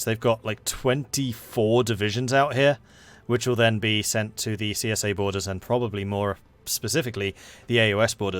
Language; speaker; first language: English; native; English